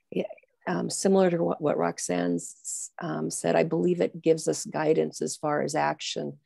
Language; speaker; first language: English; native; English